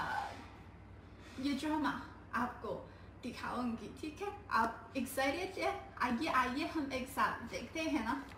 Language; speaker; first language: Hindi; non-native, learner; Chinese